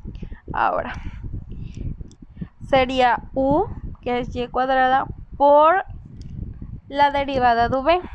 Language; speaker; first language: Spanish; native; Spanish